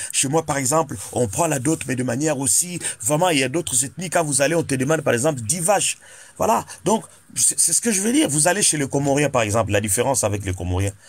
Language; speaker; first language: French; non-native, local second language; Lingala